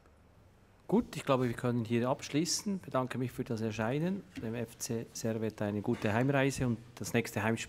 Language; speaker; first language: German; native; German